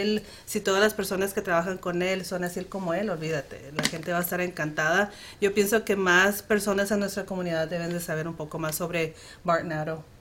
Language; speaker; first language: Spanish; native; Spanish